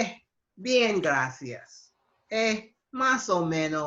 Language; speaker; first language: Spanish; non-native, fluent; English